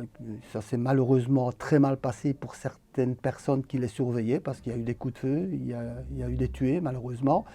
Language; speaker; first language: French; native; French